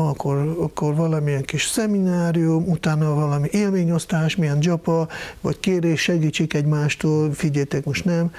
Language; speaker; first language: Hungarian; non-native, fluent; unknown